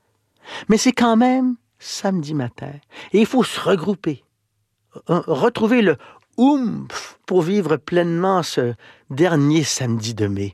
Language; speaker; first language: French; native; French